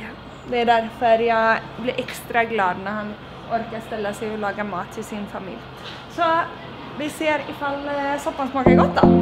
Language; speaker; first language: Swedish; native; Swedish